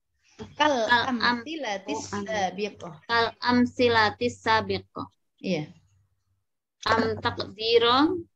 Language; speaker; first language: Arabic; non-native, learner; Indonesian